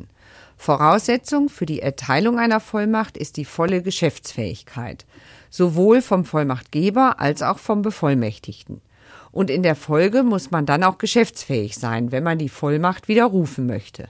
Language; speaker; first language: German; native; German